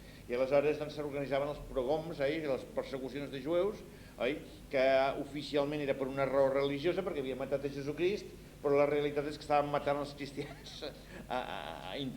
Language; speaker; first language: Catalan; native; Catalan